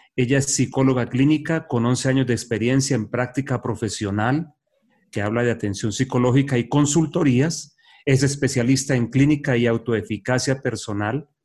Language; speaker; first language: Spanish; native; Spanish